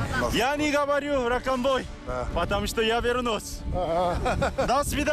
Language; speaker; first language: Russian; non-native, learner; Korean